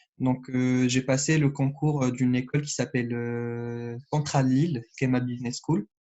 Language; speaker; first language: French; non-native, local second language; Arabic